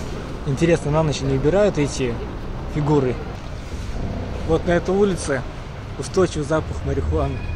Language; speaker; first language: Russian; native; Russian